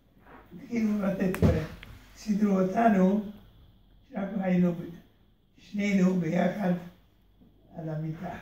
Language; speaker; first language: Hebrew; early bilingual, other home language; Hungarian